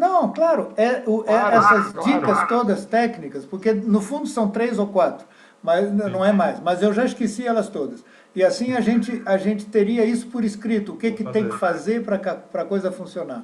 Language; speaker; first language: Portuguese; non-native, fluent; French